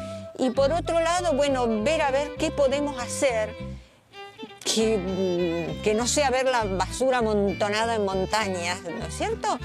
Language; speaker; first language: Spanish; native; Spanish